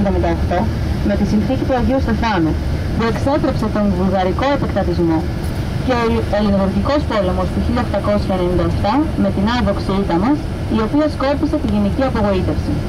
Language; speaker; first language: Greek; native; Greek